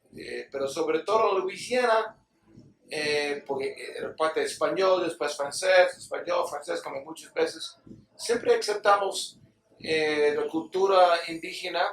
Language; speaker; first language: Spanish; non-native, learner; English